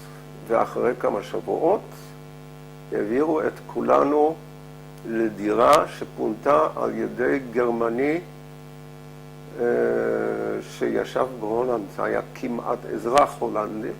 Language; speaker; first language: Hebrew; non-native, fluent; Dutch